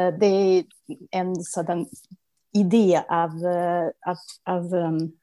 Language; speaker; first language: Swedish; non-native, fluent; Russian